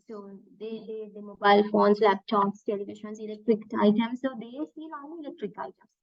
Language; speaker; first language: English; non-native, local second language; Sinhala